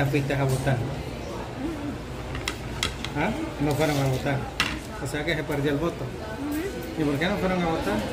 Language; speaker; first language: Spanish; native; Spanish